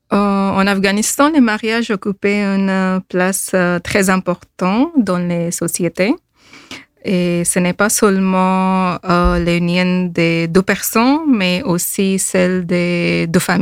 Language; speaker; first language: French; non-native, fluent; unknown